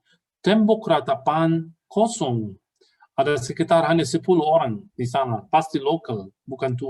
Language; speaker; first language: Indonesian; non-native, fluent; Arabic